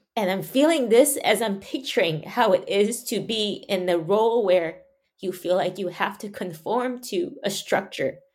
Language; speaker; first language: English; non-native, local second language; Chinese